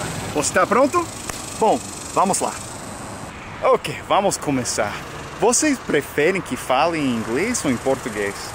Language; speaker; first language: Portuguese; non-native, fluent; English